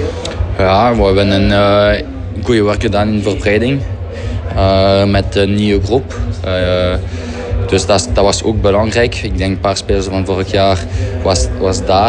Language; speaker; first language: Dutch; non-native, fluent; French